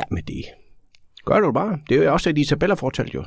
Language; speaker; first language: Danish; native; Danish